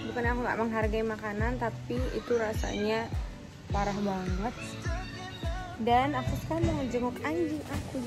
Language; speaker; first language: Indonesian; native; Indonesian